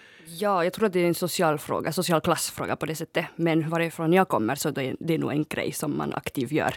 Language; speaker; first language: Swedish; non-native, fluent; French